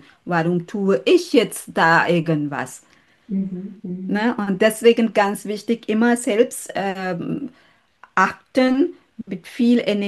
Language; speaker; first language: German; non-native, learner; Sinhala